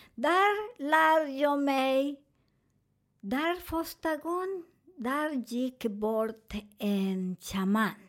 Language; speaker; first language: Swedish; non-native, learner; Spanish